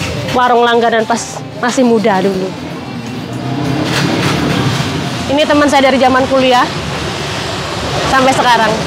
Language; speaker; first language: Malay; non-native, local second language; Javanese